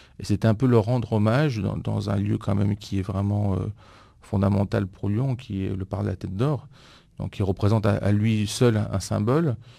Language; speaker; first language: French; non-native, fluent; Greek